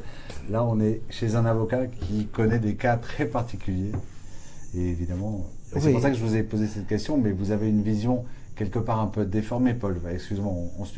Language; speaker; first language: French; native; French